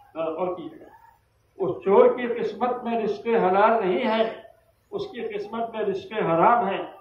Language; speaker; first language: Urdu; native; Urdu